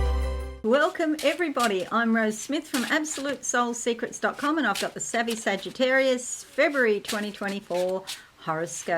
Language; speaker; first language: English; native; English